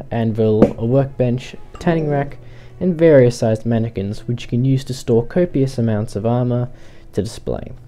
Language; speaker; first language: English; native; English